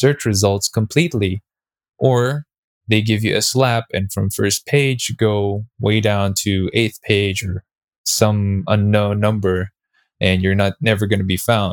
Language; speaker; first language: English; non-native, local second language; Filipino